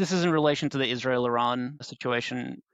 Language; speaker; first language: English; native; English